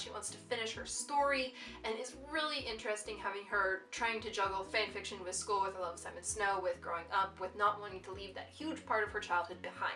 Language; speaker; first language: English; native; English